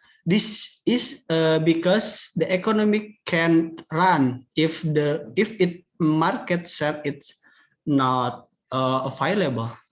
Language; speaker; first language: English; non-native, learner; Indonesian